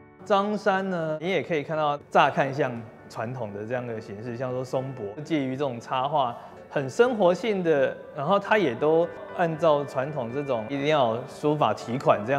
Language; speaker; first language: Chinese; native; Chinese